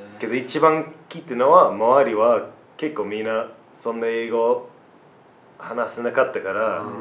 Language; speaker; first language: Japanese; non-native, fluent; English